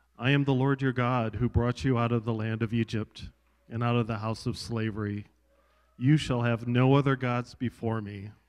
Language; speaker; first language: English; native; English